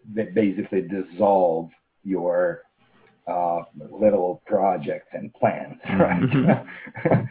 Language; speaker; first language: English; non-native, fluent; Russian